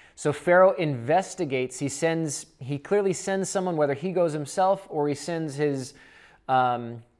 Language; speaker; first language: English; native; English